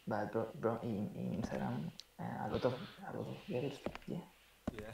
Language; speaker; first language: English; non-native, learner; Spanish